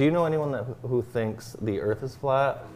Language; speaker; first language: English; native; English